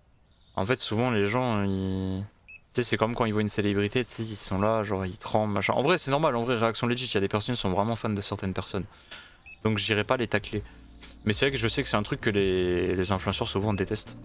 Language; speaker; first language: French; native; French